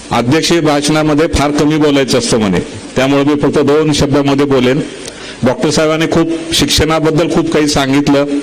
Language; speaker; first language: Marathi; native; Marathi